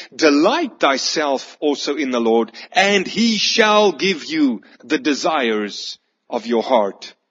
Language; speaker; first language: English; non-native, local second language; Afrikaans